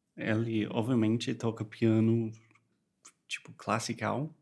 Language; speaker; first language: Portuguese; non-native, fluent; English